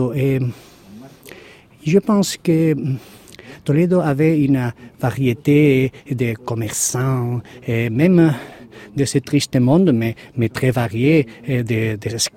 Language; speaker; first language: French; non-native, fluent; Spanish